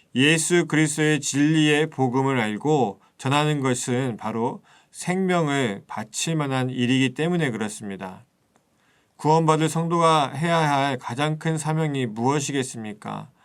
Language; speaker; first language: Korean; native; Korean